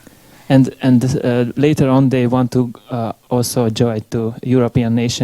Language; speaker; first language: English; non-native, learner; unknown